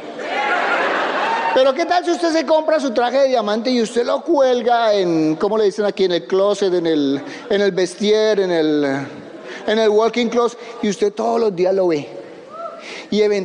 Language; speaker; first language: Spanish; native; Spanish